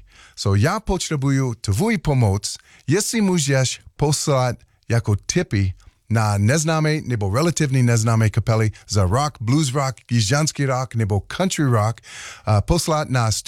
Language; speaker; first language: Czech; non-native, learner; English